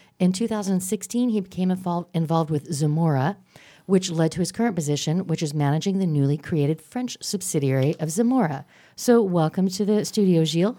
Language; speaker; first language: English; native; English